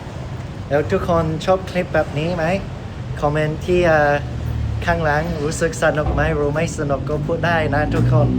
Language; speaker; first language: Thai; non-native, learner; English